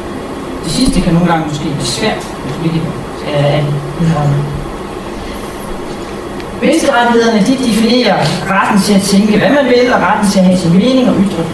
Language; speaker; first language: Danish; native; Danish